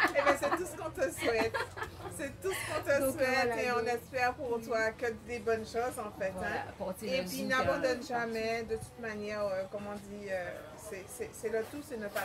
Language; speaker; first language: French; native; French